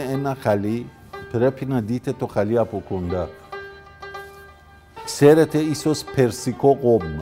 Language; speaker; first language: Greek; non-native, learner; Persian